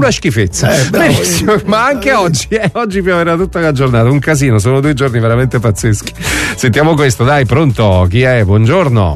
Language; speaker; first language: Italian; native; Italian